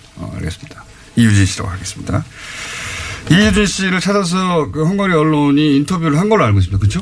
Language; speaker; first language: Korean; native; Korean